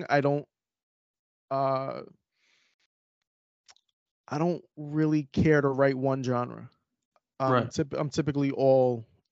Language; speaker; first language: English; native; English